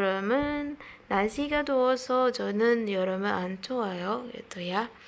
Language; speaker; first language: Korean; non-native, learner; Indonesian